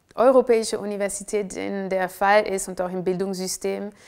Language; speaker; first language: German; non-native, fluent; French